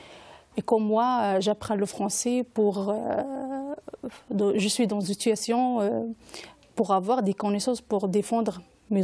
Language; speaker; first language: French; non-native, fluent; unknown